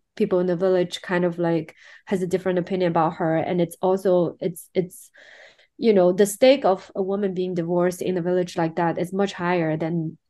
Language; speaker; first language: English; non-native, fluent; Chinese